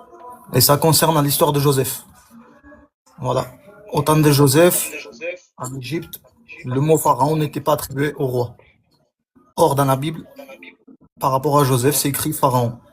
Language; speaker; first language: French; native; French